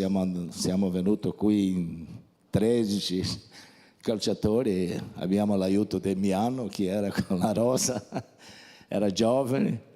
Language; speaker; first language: Italian; non-native, fluent; Portuguese